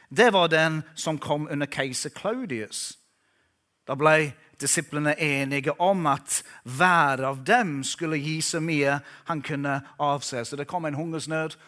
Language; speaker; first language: Norwegian; non-native, fluent; English